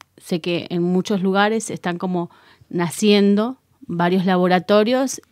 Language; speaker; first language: Spanish; native; Spanish